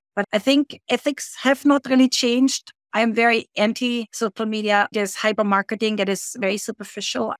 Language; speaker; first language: English; non-native, fluent; German